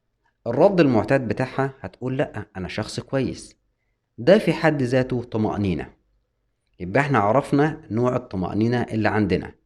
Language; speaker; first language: Arabic; native; Arabic